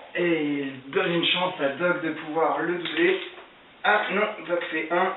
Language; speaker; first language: French; native; French